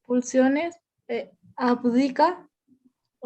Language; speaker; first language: Spanish; native; Spanish